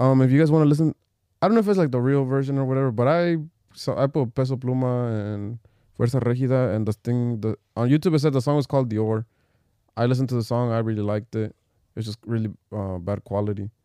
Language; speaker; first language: English; early bilingual, other home language; Spanish